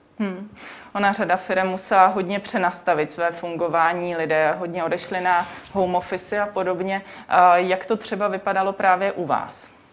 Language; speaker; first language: Czech; native; Czech